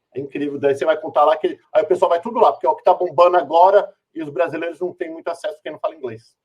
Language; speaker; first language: Portuguese; native; Portuguese